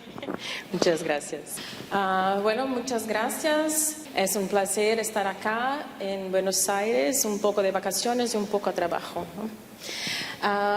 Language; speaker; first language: Spanish; non-native, fluent; Portuguese